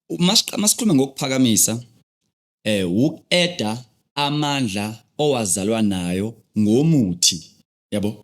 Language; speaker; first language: Zulu; native; Zulu